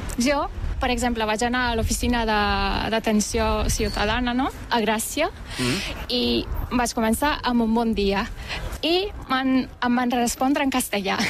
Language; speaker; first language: Catalan; non-native, fluent; Turkish